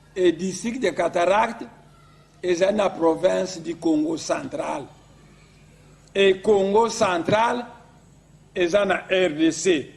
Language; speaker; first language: Lingala; non-native, local second language; Kongo